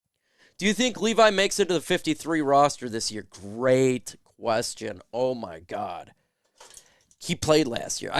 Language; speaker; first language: English; native; English